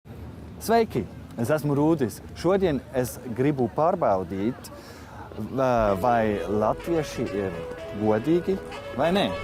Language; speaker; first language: Latvian; non-native, learner; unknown